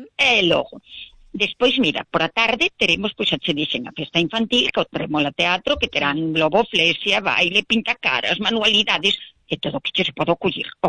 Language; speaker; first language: Galician; native; Galician